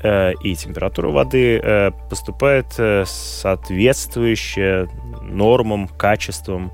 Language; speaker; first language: Russian; native; Russian